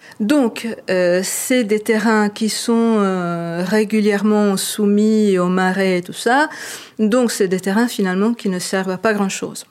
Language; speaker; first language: French; non-native, fluent; Italian